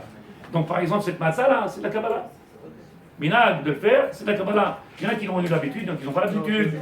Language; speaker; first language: French; native; French